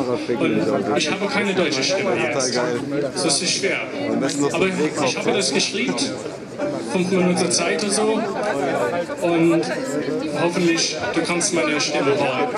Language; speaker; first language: German; non-native, learner; English